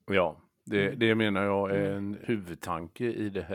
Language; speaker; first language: Swedish; native; Swedish